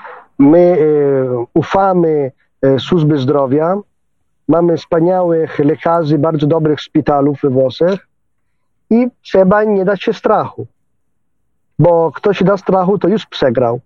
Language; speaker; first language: Polish; non-native, fluent; Italian